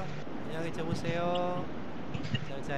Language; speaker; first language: Korean; non-native, fluent; Indonesian